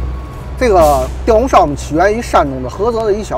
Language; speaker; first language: Chinese; native; Chinese